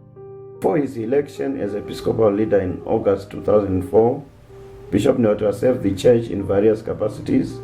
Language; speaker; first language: English; non-native, local second language; Shona